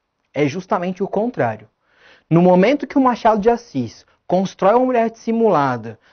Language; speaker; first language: Portuguese; native; Portuguese